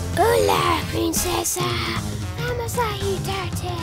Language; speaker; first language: Spanish; non-native, learner; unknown